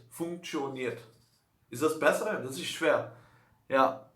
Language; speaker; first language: German; non-native, learner; Dutch